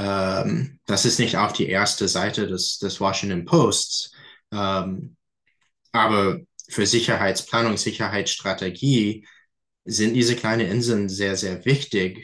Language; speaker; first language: German; non-native, fluent; English